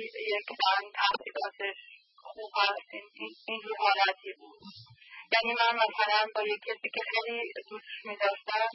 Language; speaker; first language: Persian; early bilingual, heritage; Persian